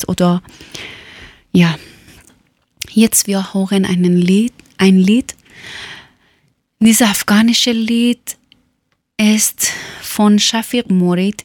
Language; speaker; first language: German; non-native, learner; Persian